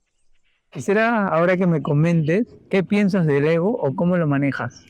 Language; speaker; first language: Spanish; native; Spanish